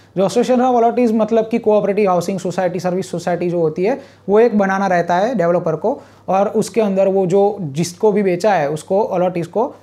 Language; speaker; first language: Hindi; non-native, local second language; Gujarati